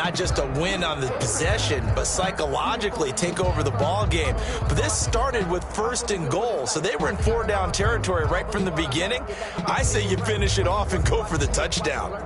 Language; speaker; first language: English; native; English